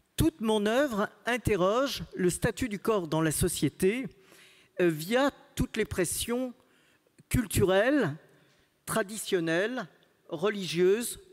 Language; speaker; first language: French; native; French